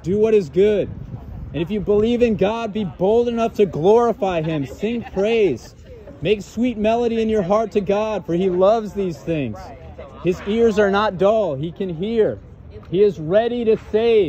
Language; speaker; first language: English; native; English